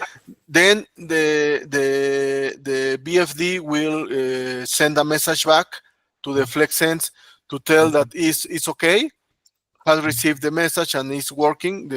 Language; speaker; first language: English; non-native, learner; Spanish